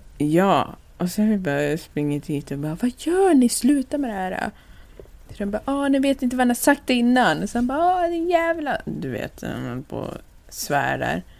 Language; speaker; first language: Swedish; native; Swedish